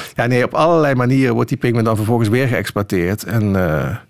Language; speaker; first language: Dutch; native; Dutch